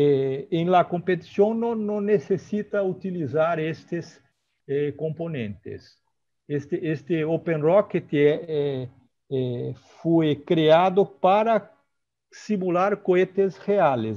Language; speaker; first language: Spanish; non-native, learner; Portuguese